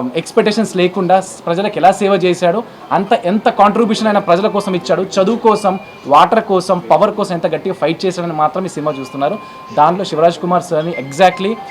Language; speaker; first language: Telugu; native; Telugu